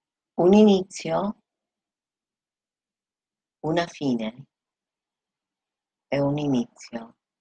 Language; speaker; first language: Italian; non-native, fluent; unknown